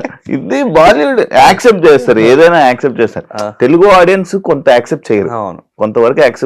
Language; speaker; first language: Telugu; native; Telugu